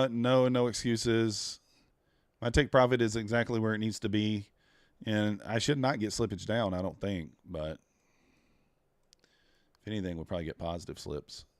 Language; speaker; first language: English; native; English